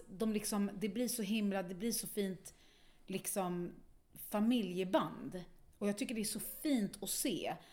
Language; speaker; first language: Swedish; native; Swedish